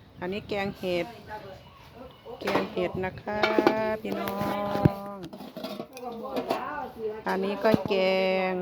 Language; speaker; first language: Thai; native; Thai